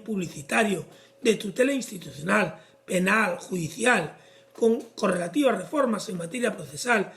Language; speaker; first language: Spanish; native; Spanish